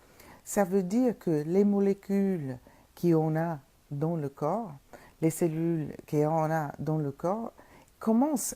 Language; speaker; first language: French; non-native, fluent; English